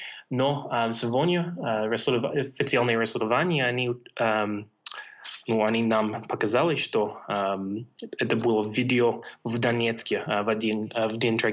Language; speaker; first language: Russian; non-native, fluent; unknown